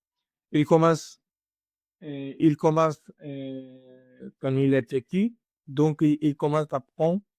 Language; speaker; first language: French; non-native, learner; Spanish